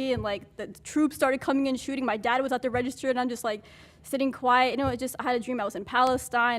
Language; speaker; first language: English; early bilingual, other home language; Arabic